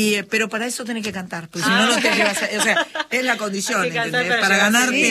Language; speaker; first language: Spanish; native; Spanish